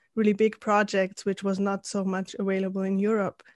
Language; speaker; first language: English; non-native, fluent; German